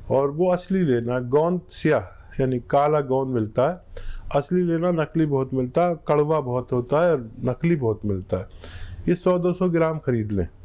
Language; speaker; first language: Hindi; native; Hindi